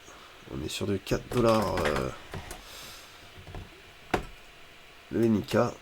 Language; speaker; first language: French; native; French